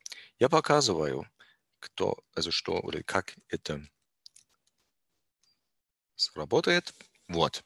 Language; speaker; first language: Russian; non-native, learner; German